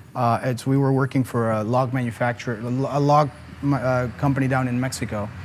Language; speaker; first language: English; non-native, fluent; Spanish